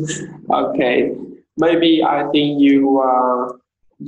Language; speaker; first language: English; non-native, learner; Vietnamese